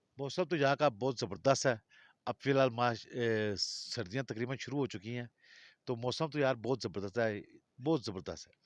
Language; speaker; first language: Urdu; non-native, local second language; Balti